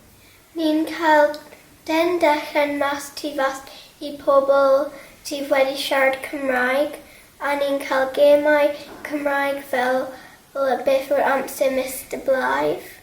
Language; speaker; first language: Welsh; non-native, local second language; English